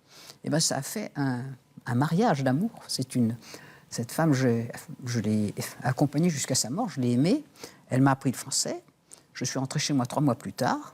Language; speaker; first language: French; native; French